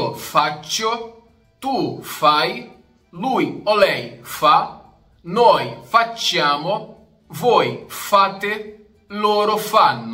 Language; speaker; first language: Italian; non-native, fluent; Portuguese